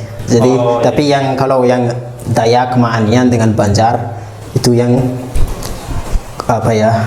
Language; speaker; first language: Indonesian; non-native, fluent; Malagasy